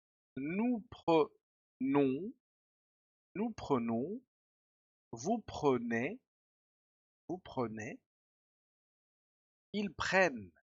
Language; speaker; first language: French; non-native, fluent; Spanish